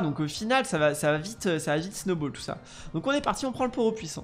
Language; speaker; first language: French; native; French